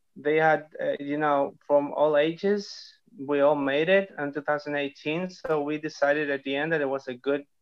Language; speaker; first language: English; non-native, fluent; Spanish